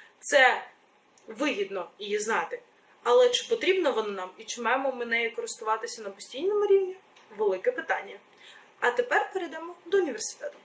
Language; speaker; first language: Ukrainian; non-native, local second language; Russian